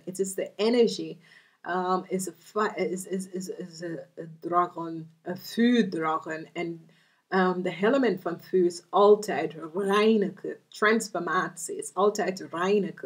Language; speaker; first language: Dutch; non-native, learner; English